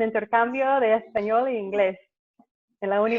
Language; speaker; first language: Spanish; non-native, fluent; English